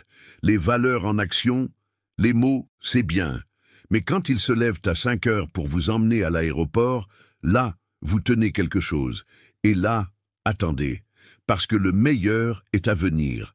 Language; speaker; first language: French; native; French